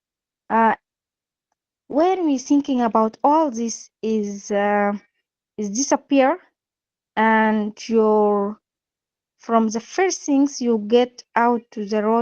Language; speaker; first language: English; non-native, learner; Arabic